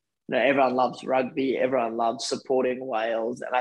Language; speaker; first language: English; early bilingual, other home language; Afrikaans